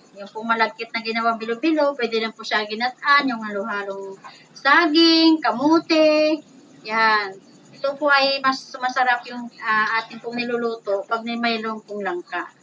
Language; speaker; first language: Filipino; native; Filipino